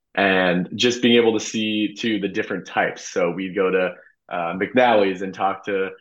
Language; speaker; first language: English; native; English